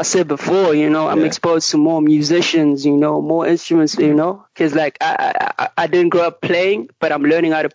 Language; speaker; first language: English; non-native, local second language; Zulu